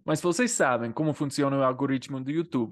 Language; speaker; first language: Portuguese; non-native, fluent; English